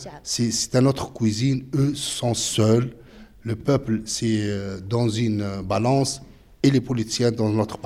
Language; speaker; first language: French; non-native, learner; Arabic